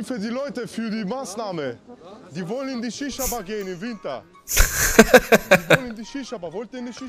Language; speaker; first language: German; early bilingual, other home language; Russian